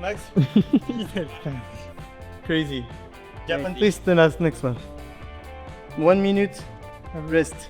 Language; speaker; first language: English; non-native, learner; French